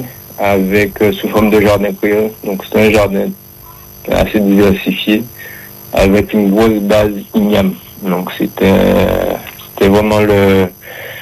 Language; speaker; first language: French; native; French